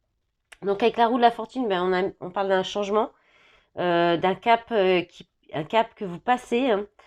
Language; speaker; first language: French; native; French